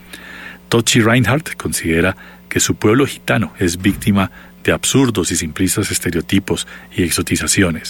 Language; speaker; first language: Spanish; native; Spanish